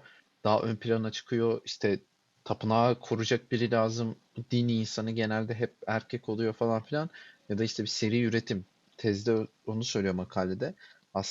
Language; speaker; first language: Turkish; native; Turkish